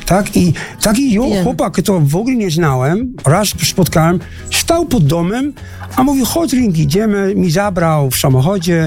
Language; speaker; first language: Polish; non-native, learner; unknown